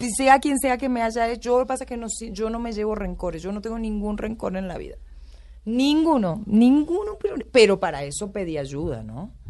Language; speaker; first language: Spanish; native; Spanish